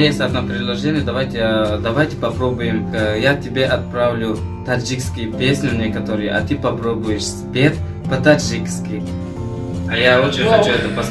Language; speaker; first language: Russian; non-native, fluent; Tajik